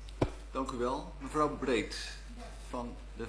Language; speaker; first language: Dutch; native; Dutch